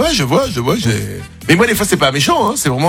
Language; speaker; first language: French; native; French